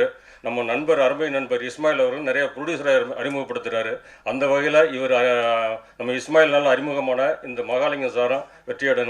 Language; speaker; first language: Tamil; native; Tamil